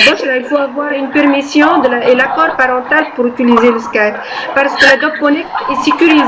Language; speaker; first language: French; non-native, local second language; Arabic